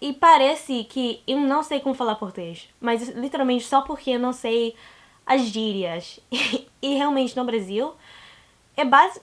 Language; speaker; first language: Portuguese; non-native, learner; English